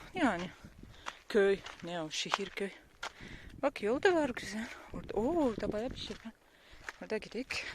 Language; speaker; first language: Turkish; non-native, learner; Russian